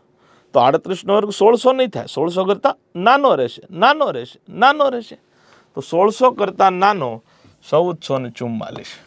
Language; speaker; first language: Gujarati; native; Gujarati